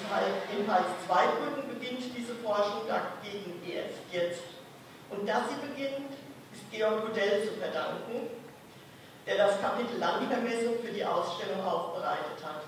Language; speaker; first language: German; native; German